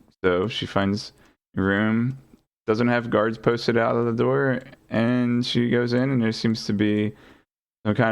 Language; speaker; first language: English; native; English